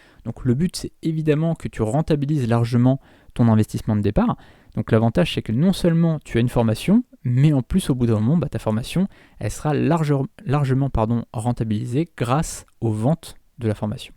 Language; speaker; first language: French; native; French